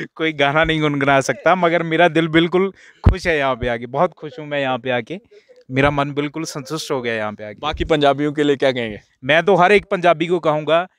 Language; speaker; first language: Hindi; native; Hindi